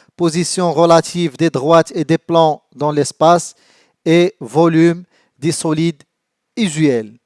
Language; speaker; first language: French; non-native, local second language; Arabic